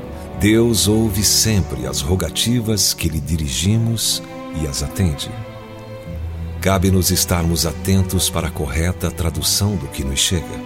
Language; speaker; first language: Portuguese; native; Portuguese